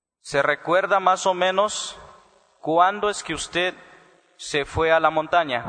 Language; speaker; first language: Spanish; native; Spanish